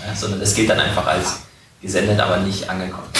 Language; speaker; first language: German; native; German